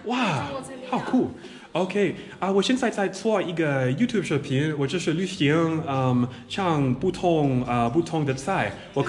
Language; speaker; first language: Chinese; non-native, learner; English